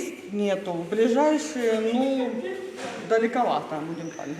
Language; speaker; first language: Russian; native; Russian